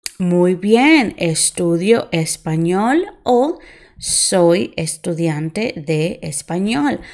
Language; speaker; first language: Spanish; non-native, fluent; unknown